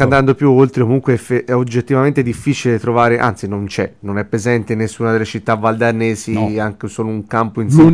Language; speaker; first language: Italian; native; Italian